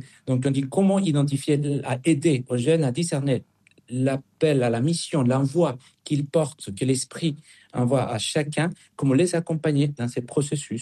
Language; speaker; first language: French; non-native, fluent; Spanish